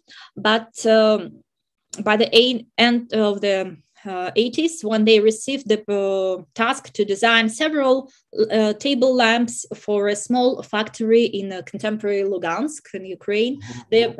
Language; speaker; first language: English; non-native, fluent; Russian